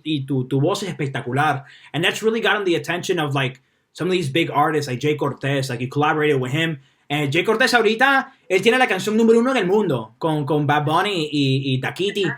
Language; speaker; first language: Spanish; early bilingual, heritage; Spanish